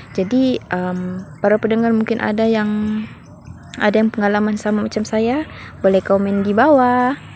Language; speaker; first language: Malay; native; Malay